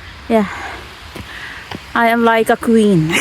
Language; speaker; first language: English; non-native, learner; Filipino